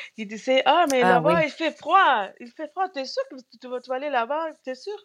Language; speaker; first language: French; non-native, fluent; Spanish